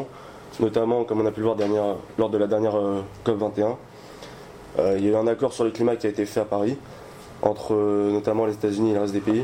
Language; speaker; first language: French; native; French